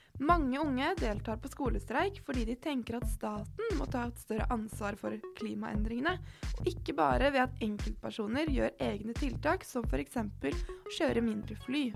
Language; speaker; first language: Norwegian; native; Norwegian